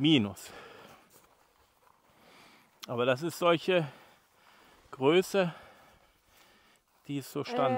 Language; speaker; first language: German; native; German